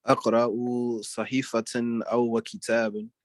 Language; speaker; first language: Arabic; non-native, learner; English